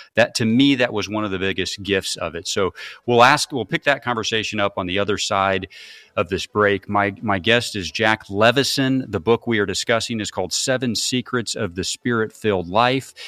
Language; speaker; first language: English; native; English